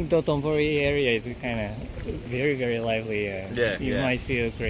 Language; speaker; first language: English; non-native, fluent; Japanese